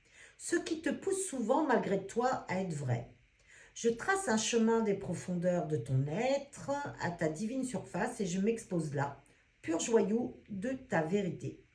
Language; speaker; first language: French; native; French